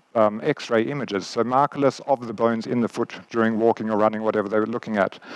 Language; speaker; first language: English; native; English